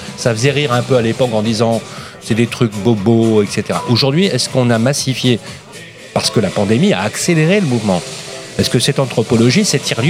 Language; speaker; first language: French; native; French